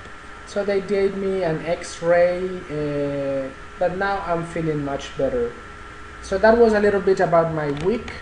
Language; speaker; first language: English; non-native, fluent; Spanish